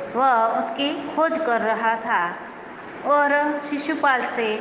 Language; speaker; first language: Hindi; non-native, local second language; Gujarati